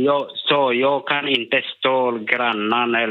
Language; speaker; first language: Swedish; non-native, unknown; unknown